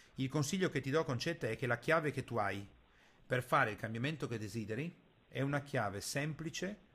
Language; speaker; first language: Italian; native; Italian